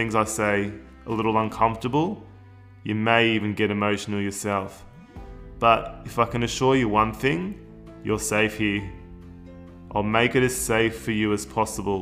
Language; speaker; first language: English; native; English